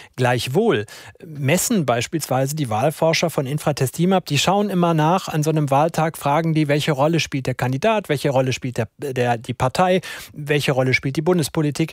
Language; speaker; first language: German; native; German